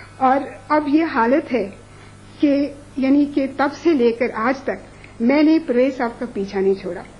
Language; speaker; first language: Urdu; non-native, local second language; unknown